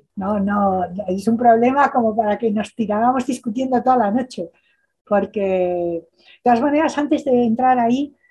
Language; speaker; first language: Spanish; native; Spanish